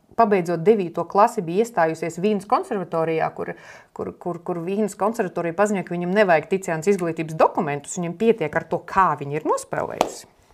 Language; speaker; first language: Latvian; non-native, local second language; Russian